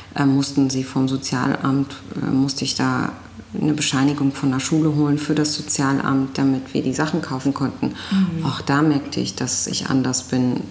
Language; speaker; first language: German; early bilingual, other home language; Arabic